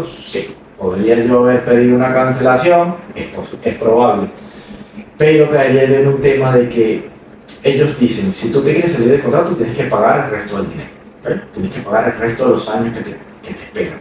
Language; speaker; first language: Spanish; native; Spanish